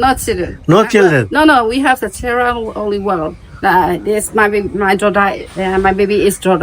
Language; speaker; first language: English; non-native, learner; Burmese